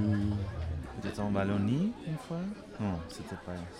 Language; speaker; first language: French; non-native, fluent; Dutch